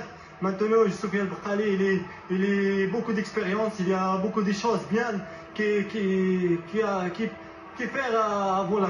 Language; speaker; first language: French; non-native, learner; Arabic